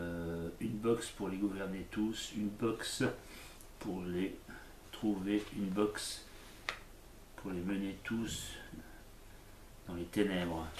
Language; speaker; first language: French; native; French